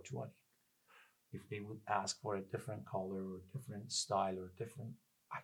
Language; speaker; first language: English; non-native, fluent; Persian